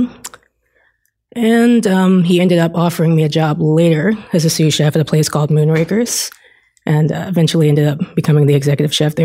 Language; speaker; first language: English; native; English